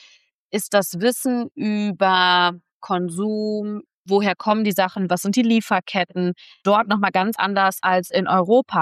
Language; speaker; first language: German; native; German